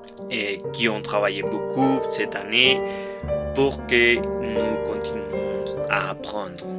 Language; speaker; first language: French; non-native, learner; Spanish